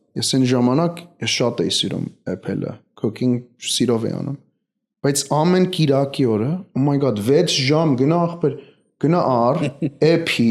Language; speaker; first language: Armenian; early bilingual, heritage; Armenian